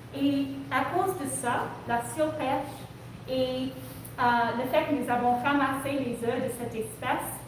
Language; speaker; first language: French; non-native, local second language; English